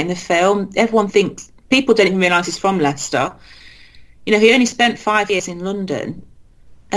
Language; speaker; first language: English; native; English